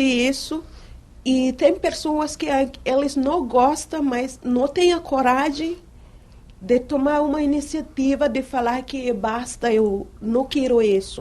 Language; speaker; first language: Portuguese; non-native, fluent; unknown